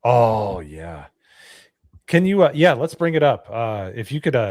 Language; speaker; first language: English; native; English